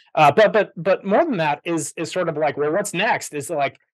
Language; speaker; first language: English; native; English